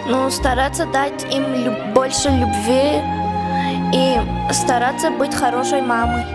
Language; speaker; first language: Russian; non-native, local second language; Tajik